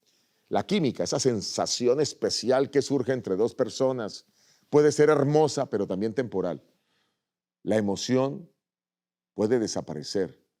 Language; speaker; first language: Spanish; native; Spanish